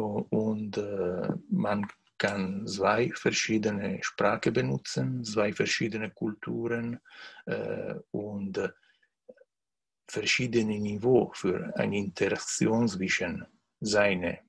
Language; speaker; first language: German; non-native, learner; Italian